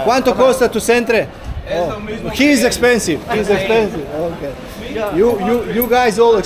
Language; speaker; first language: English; non-native, learner; Serbian